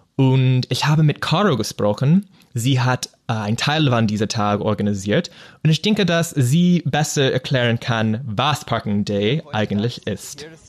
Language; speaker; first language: German; non-native, learner; English